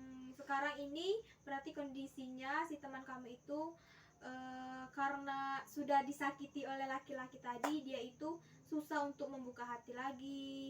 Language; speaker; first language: Indonesian; native; Indonesian